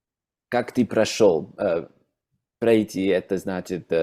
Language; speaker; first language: Russian; non-native, learner; English